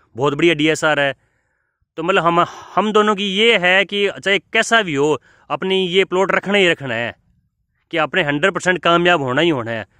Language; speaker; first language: Hindi; native; Hindi